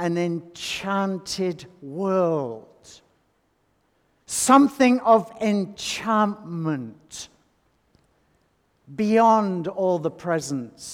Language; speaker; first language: English; native; English